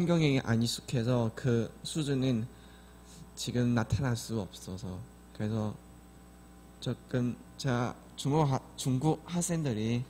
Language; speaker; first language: Korean; non-native, learner; Chinese